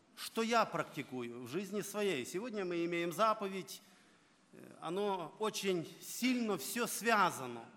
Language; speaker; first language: Russian; non-native, local second language; Ukrainian